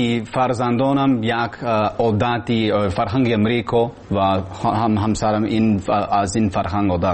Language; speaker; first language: Tajik; non-native, learner; English